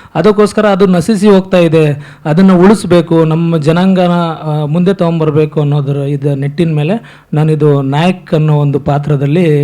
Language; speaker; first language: Kannada; non-native, local second language; Lambadi